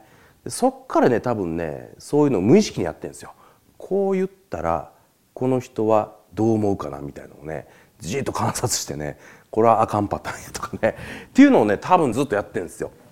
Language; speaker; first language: Japanese; native; Japanese